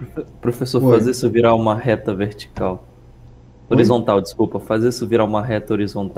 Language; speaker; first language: Portuguese; native; Portuguese